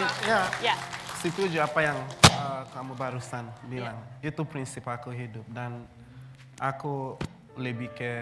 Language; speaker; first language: Indonesian; non-native, fluent; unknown